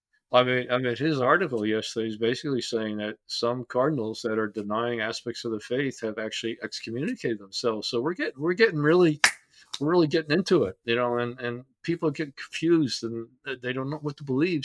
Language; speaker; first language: English; native; English